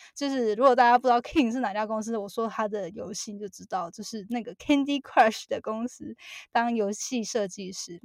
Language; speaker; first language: Chinese; native; Chinese